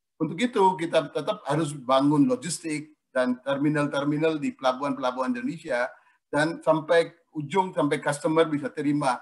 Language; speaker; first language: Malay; non-native, fluent; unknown